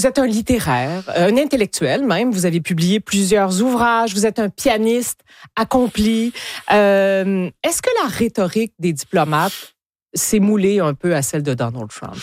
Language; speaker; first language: French; native; French